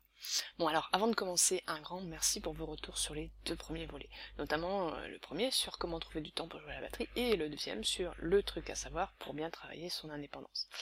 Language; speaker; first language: French; native; French